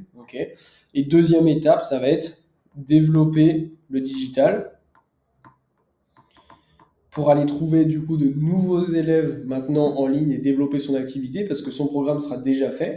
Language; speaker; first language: French; native; French